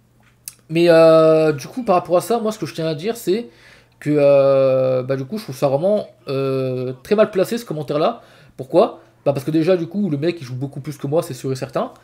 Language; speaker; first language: French; native; French